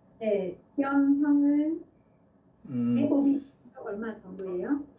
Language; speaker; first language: Korean; non-native, fluent; Vietnamese